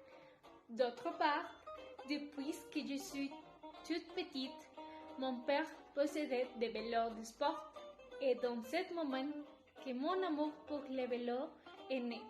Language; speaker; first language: French; non-native, learner; Spanish